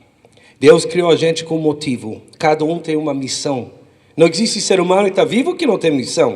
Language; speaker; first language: Portuguese; non-native, fluent; English